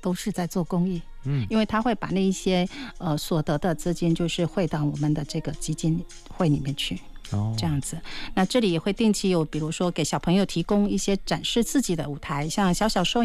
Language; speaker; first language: Chinese; native; Chinese